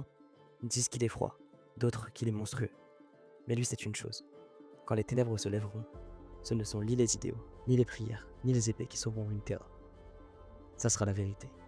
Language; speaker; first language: French; native; French